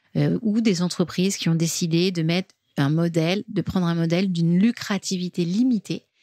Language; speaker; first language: French; native; French